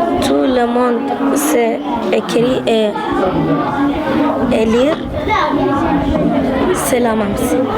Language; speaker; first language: French; non-native, learner; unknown